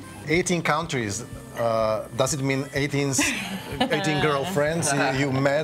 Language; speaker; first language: English; non-native, learner; Slovak